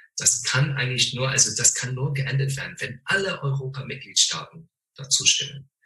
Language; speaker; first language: German; non-native, fluent; English